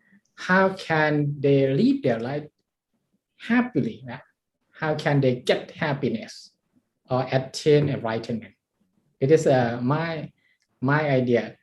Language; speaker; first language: English; non-native, learner; Thai